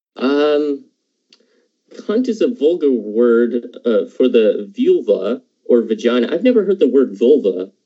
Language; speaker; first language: English; native; English